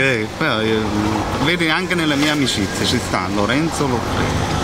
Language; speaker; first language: Italian; native; Italian